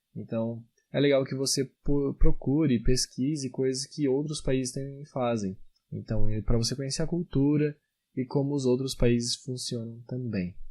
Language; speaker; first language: Portuguese; native; Portuguese